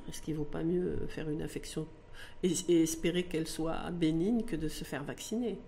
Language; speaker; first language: French; non-native, local second language; Arabic